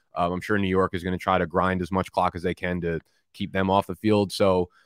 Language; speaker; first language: English; native; English